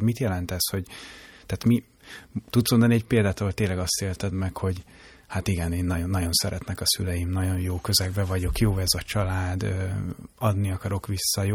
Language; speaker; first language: Hungarian; native; Hungarian